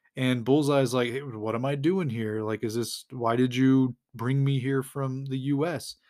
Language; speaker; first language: English; native; English